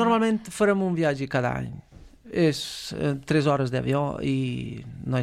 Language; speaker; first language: Catalan; non-native, fluent; Romanian